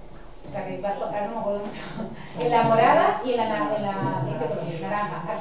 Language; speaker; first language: Spanish; native; Spanish